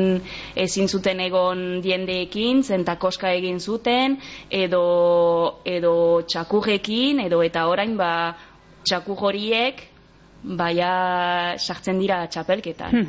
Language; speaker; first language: Basque; non-native, local second language; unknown